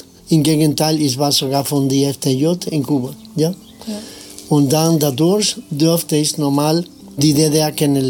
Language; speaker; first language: German; non-native, fluent; Spanish